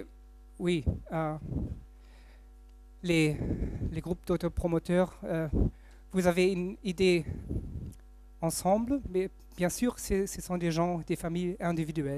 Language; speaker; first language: French; non-native, fluent; German